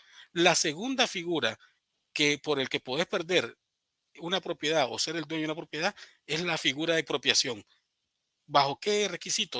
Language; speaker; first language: Spanish; native; Spanish